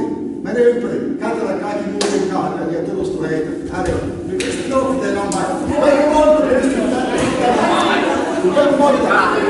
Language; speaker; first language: Finnish; non-native, learner; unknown